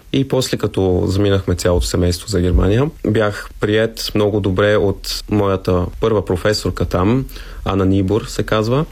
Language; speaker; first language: Bulgarian; native; Bulgarian